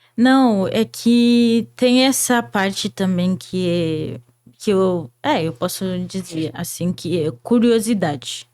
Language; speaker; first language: Portuguese; non-native, fluent; Haitian Creole